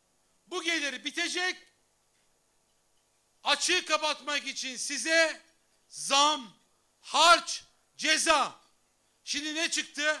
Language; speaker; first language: Turkish; native; Turkish